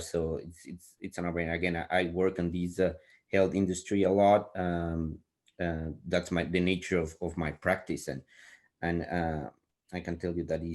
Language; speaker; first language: English; non-native, fluent; Spanish